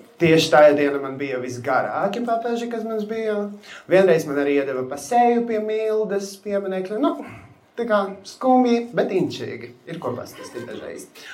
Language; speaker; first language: Latvian; non-native, local second language; Russian